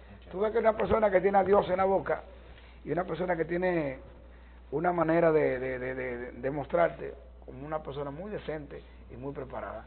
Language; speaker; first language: Spanish; native; Spanish